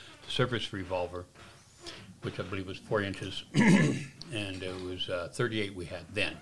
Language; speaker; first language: English; native; English